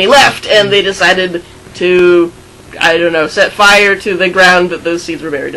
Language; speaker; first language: English; native; English